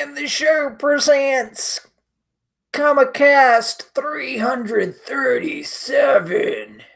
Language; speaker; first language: English; native; English